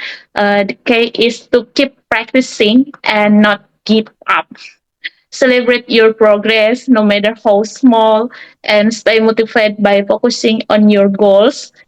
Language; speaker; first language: English; non-native, learner; Indonesian